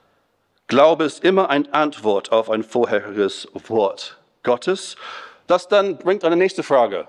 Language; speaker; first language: German; non-native, fluent; English